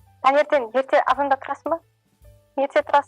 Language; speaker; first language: Kazakh; non-native, local second language; Russian